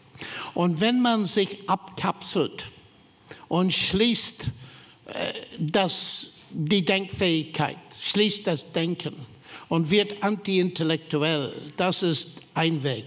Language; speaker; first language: German; non-native, fluent; English